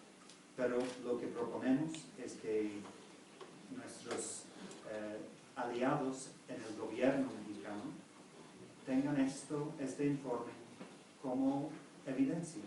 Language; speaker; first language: Spanish; non-native, fluent; English